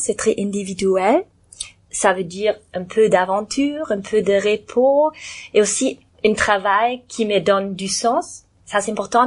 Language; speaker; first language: French; non-native, learner; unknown